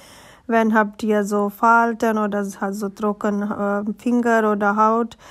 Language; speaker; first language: German; non-native, learner; Urdu